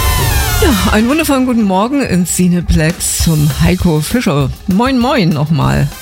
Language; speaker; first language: German; native; German